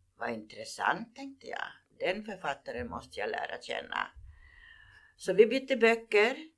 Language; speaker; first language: Swedish; native; Swedish